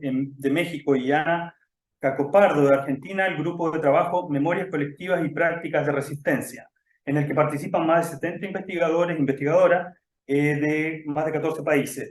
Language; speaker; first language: Spanish; native; Spanish